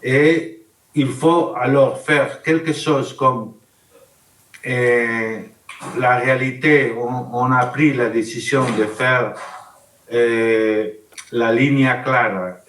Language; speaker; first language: French; non-native, learner; Spanish